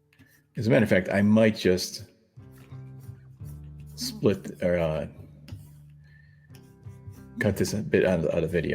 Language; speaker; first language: English; native; English